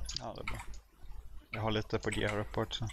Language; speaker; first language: Swedish; native; Swedish